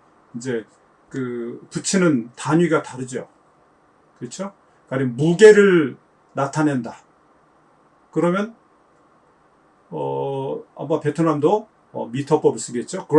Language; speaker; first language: Korean; native; Korean